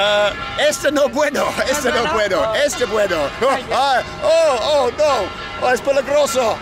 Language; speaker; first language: Spanish; non-native, learner; English